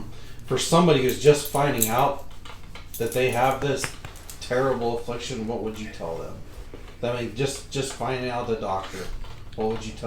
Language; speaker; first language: English; native; English